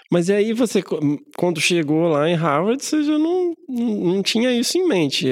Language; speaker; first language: Portuguese; native; Portuguese